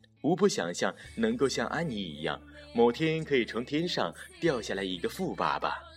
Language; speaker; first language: Chinese; native; Chinese